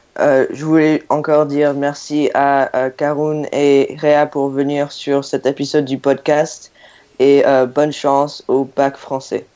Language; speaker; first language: French; non-native, fluent; English